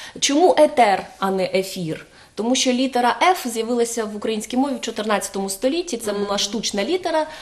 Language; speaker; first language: Ukrainian; native; Ukrainian